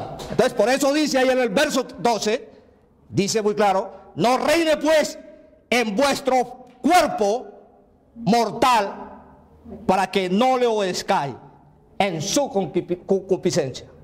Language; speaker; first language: Spanish; native; Spanish